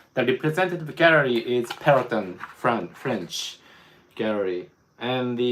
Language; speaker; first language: English; non-native, learner; Japanese